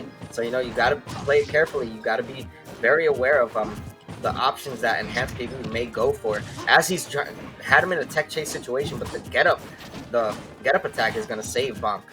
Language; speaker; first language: English; native; English